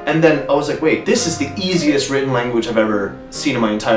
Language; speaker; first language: English; native; English